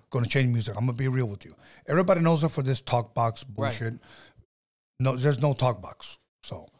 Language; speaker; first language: English; native; English